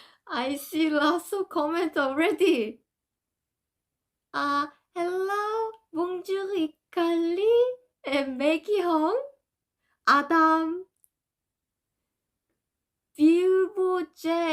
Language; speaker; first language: English; non-native, fluent; Korean